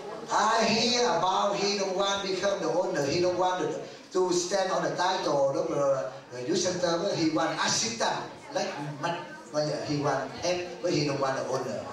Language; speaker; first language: English; non-native, learner; Vietnamese